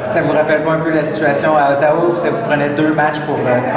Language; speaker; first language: French; native; French